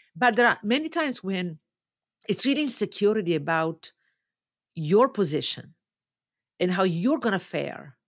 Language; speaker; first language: English; non-native, fluent; Italian